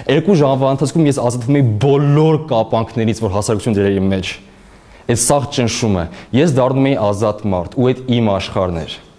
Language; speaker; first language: Armenian; early bilingual, heritage; Armenian